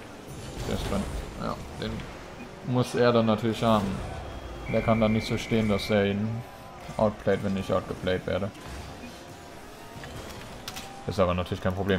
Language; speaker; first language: German; native; German